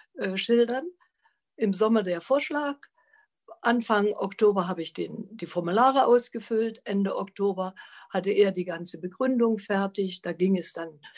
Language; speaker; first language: German; native; German